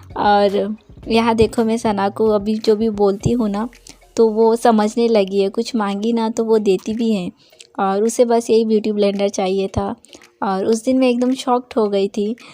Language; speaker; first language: Hindi; non-native, local second language; Bangla